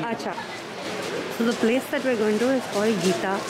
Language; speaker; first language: Hindi; non-native, local second language; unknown